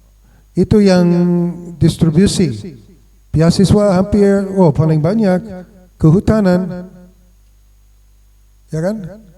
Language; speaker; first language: Indonesian; non-native, fluent; English